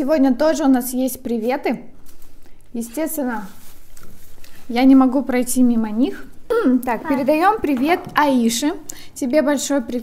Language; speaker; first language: Russian; native; Russian